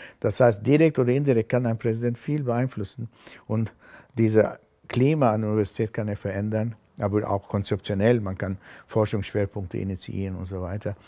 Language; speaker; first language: German; non-native, fluent; Armenian